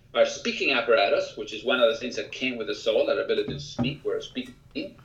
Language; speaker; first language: English; early bilingual, other home language; Spanish